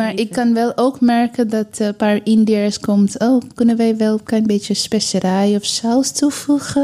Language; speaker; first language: Dutch; non-native, learner; Bangla